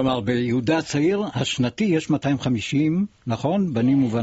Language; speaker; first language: Hebrew; native; Hebrew